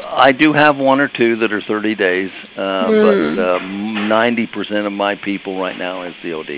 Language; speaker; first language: English; native; English